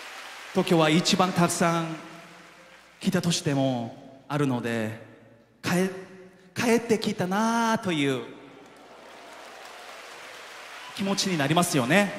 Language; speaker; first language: Japanese; non-native, fluent; Korean